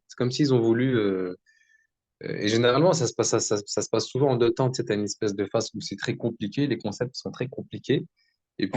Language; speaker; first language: French; native; French